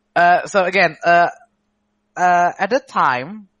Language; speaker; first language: English; non-native, fluent; Indonesian